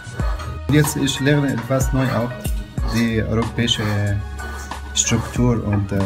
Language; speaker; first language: German; non-native, learner; Arabic